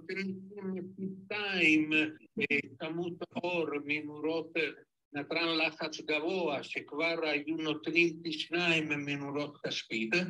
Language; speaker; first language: Hebrew; non-native, fluent; Italian